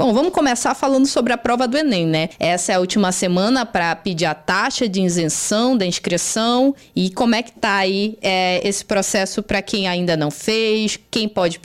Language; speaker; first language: Portuguese; native; Portuguese